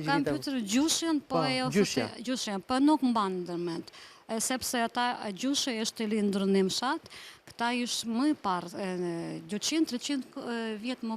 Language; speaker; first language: Albanian; early bilingual, heritage; Albanian